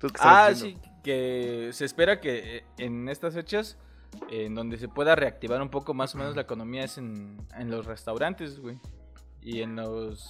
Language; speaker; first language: Spanish; native; Spanish